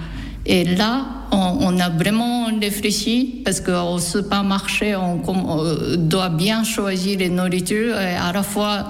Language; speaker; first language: French; non-native, fluent; Japanese